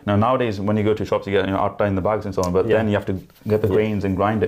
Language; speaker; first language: English; early bilingual, other home language; Punjabi